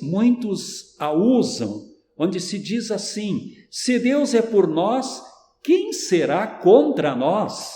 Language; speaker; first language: Portuguese; native; Portuguese